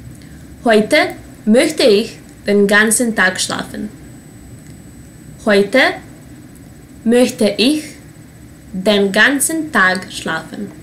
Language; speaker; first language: German; non-native, fluent; Serbian